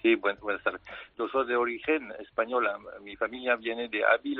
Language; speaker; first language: Spanish; early bilingual, heritage; French